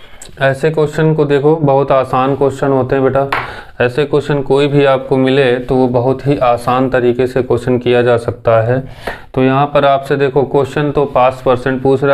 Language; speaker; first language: Hindi; native; Hindi